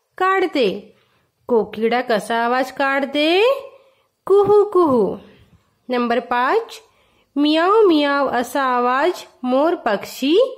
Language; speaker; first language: Marathi; non-native, local second language; Hindi